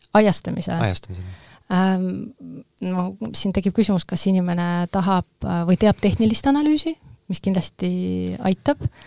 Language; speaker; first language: Estonian; non-native, local second language; Russian